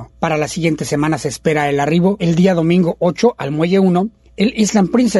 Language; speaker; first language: Spanish; native; Spanish